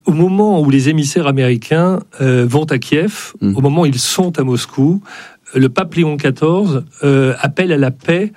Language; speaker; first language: French; native; French